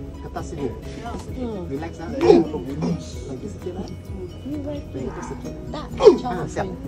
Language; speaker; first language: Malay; non-native, local second language; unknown